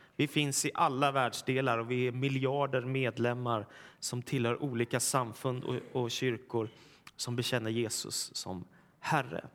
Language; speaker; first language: Swedish; native; Swedish